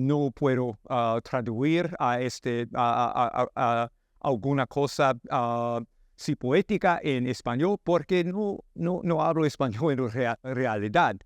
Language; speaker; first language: Spanish; non-native, learner; English